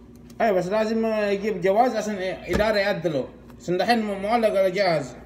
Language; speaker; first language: Arabic; non-native, learner; Filipino